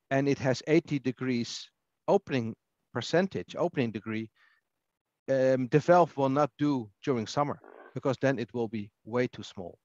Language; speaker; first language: English; non-native, fluent; Dutch